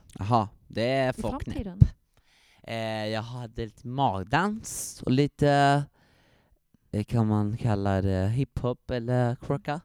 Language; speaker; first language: Swedish; early bilingual, other home language; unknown